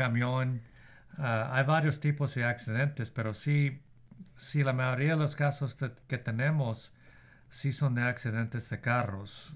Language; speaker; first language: Spanish; early bilingual, heritage; Spanish